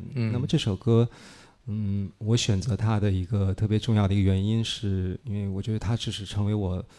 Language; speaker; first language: Chinese; native; Chinese